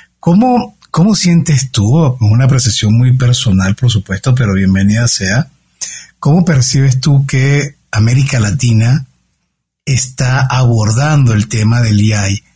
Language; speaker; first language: Spanish; native; Spanish